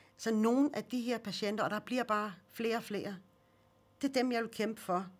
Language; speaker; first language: Danish; early bilingual, other home language; Swedish